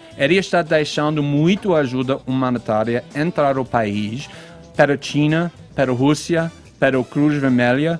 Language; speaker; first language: Portuguese; non-native, fluent; English